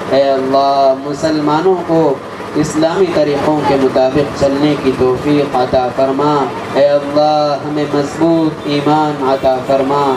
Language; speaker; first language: Urdu; non-native, local second language; Gujarati